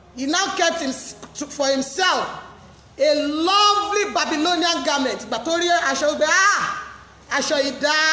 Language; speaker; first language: English; non-native, local second language; Yoruba